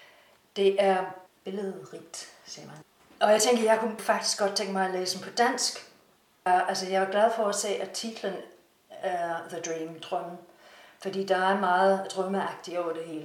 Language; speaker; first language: Danish; non-native, fluent; English